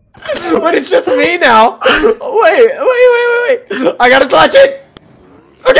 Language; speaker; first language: English; native; English